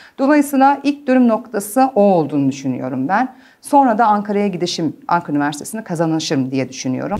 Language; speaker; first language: Turkish; early bilingual, heritage; Turkish